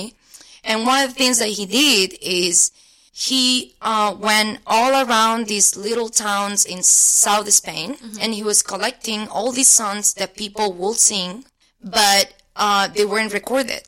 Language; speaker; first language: English; non-native, fluent; Spanish